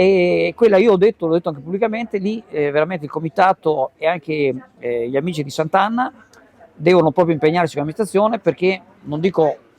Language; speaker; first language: Italian; native; Italian